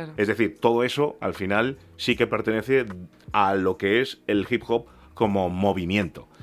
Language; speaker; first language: Spanish; early bilingual, other home language; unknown